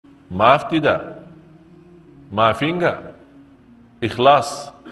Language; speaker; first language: Indonesian; non-native, fluent; Arabic